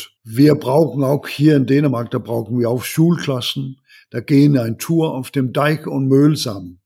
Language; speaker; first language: German; non-native, learner; Danish